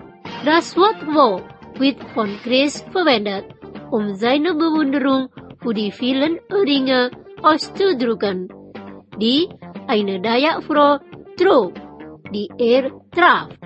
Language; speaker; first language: German; non-native, fluent; Indonesian